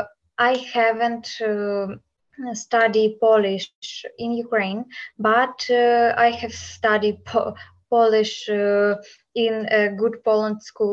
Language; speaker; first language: English; non-native, learner; Ukrainian